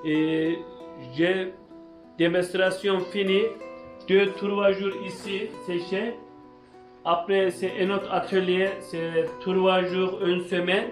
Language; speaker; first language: French; non-native, learner; Turkish